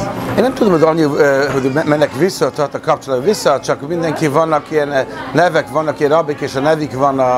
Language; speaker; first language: Hungarian; early bilingual, heritage; Hungarian